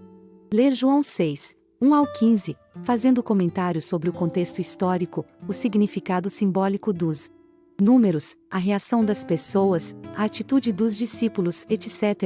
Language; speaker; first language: Portuguese; native; Portuguese